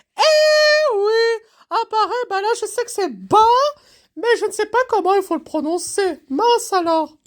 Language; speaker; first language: French; native; French